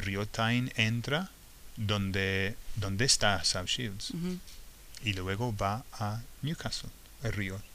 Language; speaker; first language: Spanish; non-native, fluent; English